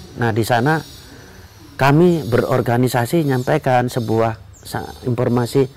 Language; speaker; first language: Indonesian; non-native, local second language; Madurese